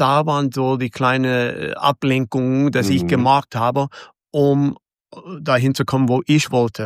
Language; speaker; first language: German; non-native, fluent; English